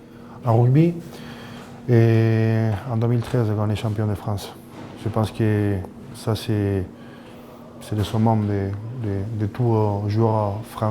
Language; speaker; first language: French; non-native, fluent; Spanish